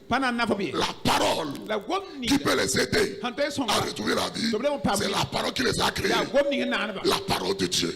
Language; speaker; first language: French; non-native, local second language; Fon